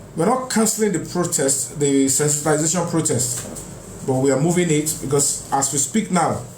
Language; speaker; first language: English; non-native, local second language; Yoruba